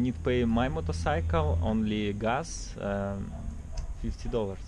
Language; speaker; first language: English; non-native, learner; Russian